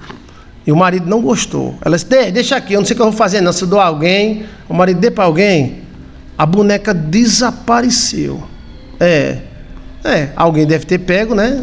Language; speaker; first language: Portuguese; native; Portuguese